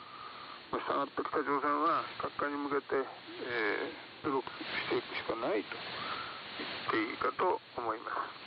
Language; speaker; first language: Japanese; native; Japanese